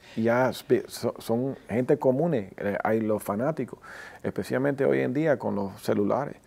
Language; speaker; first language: Spanish; early bilingual, heritage; Spanish